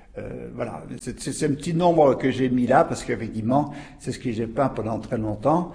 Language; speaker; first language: French; native; French